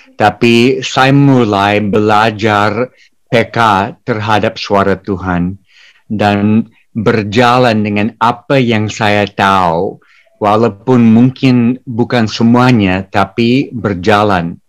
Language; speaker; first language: Indonesian; non-native, fluent; English